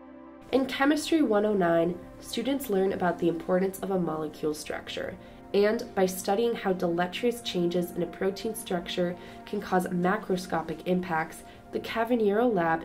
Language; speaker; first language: English; native; English